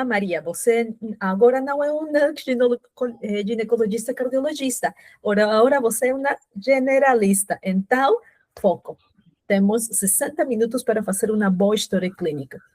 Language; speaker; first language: Portuguese; non-native, fluent; Spanish